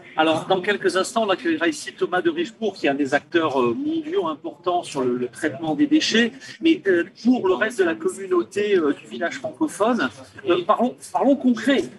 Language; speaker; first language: French; native; French